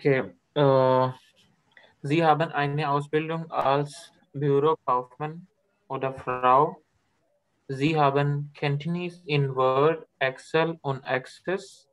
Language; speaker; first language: German; non-native, learner; Urdu